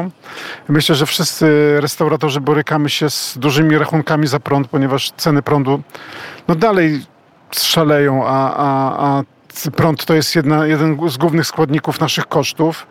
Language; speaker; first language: Polish; native; Polish